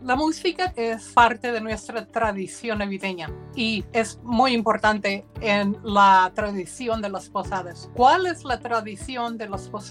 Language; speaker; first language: Spanish; early bilingual, heritage; Spanish